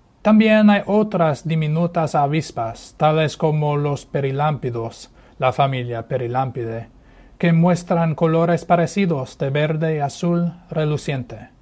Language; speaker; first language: Spanish; non-native, fluent; English